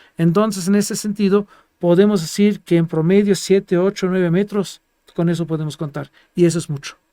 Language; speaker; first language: Spanish; non-native, fluent; Greek